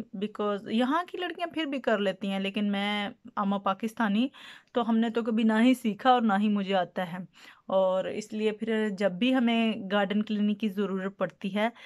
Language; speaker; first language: Hindi; native; Hindi